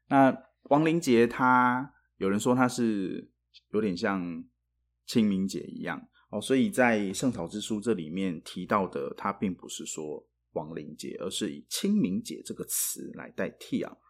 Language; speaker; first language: Chinese; native; Chinese